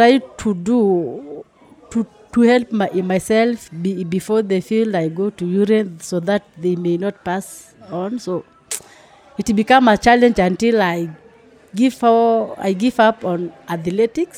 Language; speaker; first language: English; non-native, local second language; Masai